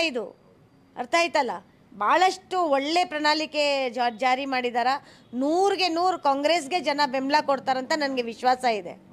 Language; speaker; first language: Kannada; non-native, local second language; Hindi